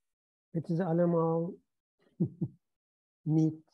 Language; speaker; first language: Dutch; non-native, learner; Turkish